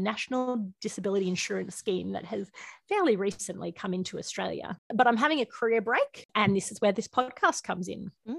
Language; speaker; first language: English; native; English